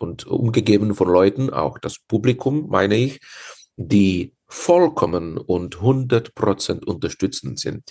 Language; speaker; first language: German; non-native, fluent; Czech